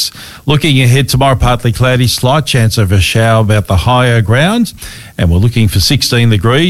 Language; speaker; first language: English; native; English